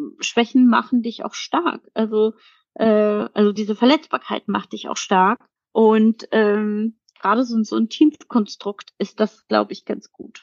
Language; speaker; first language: German; early bilingual, other home language; Polish